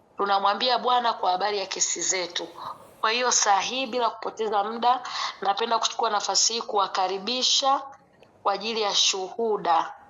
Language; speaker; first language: Swahili; native; Swahili